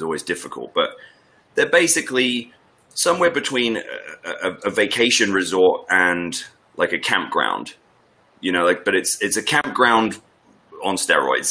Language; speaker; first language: English; native; English